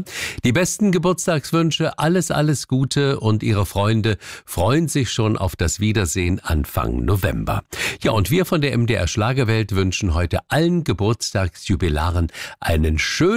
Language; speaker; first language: German; native; German